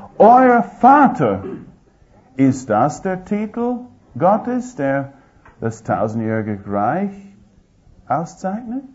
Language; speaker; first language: German; non-native, fluent; English